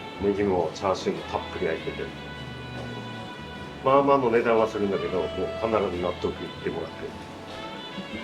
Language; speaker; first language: Japanese; native; Japanese